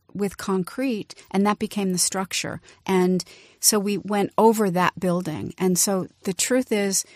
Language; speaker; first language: English; native; English